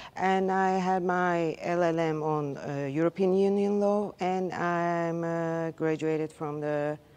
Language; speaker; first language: English; non-native, learner; Turkish